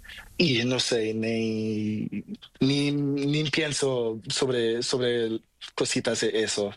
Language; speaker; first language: Spanish; non-native, learner; Portuguese